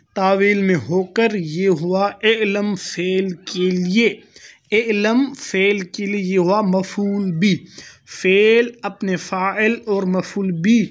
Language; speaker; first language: Urdu; non-native, local second language; Pashto